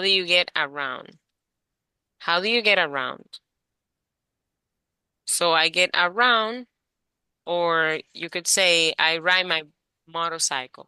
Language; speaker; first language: English; non-native, fluent; Spanish